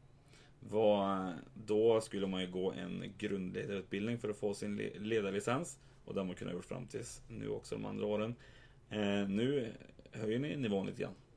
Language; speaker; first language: Swedish; native; Swedish